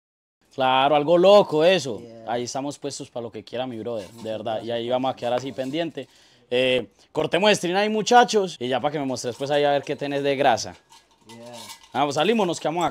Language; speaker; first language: Spanish; native; Spanish